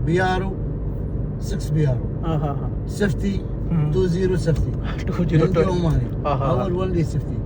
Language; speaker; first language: Arabic; non-native, learner; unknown